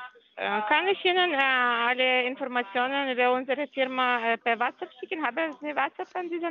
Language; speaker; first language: German; non-native, learner; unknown